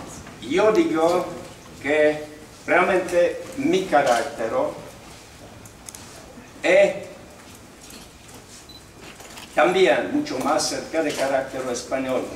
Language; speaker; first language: Spanish; non-native, learner; Czech